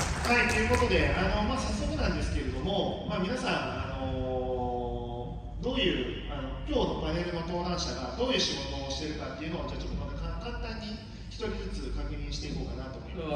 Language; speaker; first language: Japanese; native; Japanese